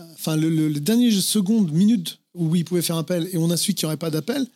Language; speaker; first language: French; native; French